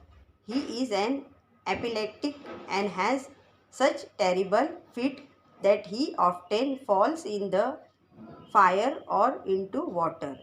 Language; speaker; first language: English; non-native, local second language; Hindi